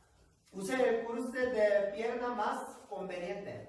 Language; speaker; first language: Spanish; non-native, learner; Korean